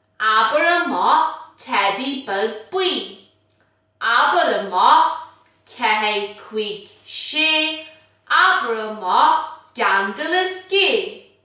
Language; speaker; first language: Irish; native; Irish